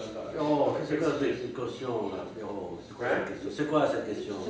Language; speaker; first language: French; native; French